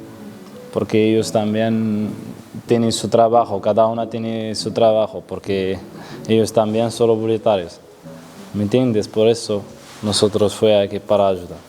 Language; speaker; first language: Spanish; non-native, learner; Arabic